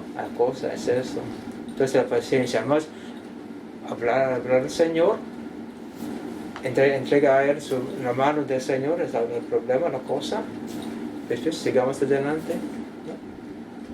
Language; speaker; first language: Spanish; non-native, learner; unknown